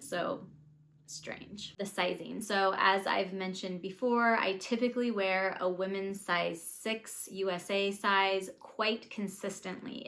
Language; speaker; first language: English; native; English